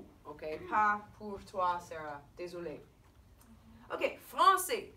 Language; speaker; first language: French; non-native, fluent; English